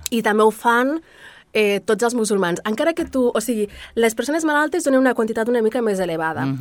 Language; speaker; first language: Catalan; early bilingual, other home language; Arabic